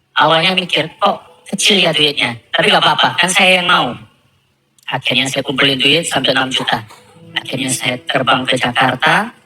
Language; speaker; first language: Indonesian; non-native, fluent; Korean